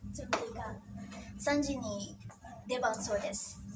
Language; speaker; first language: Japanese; non-native, learner; Indonesian